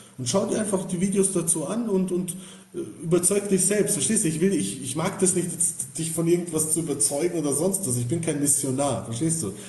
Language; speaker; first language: German; early bilingual, other home language; Bosnian